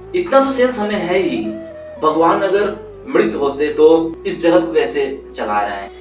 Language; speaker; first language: Hindi; non-native, local second language; Bangla